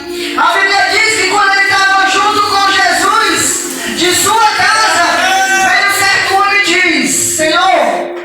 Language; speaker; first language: Portuguese; native; Portuguese